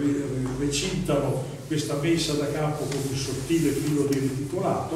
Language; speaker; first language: Italian; native; Italian